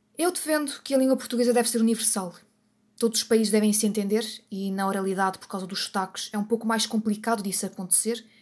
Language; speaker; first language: Portuguese; native; Portuguese